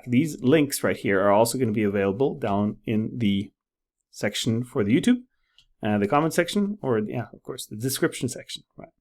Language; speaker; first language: English; non-native, fluent; Norwegian